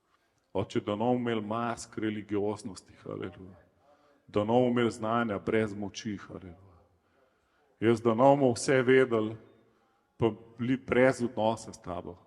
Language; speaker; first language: Slovenian; native; Slovenian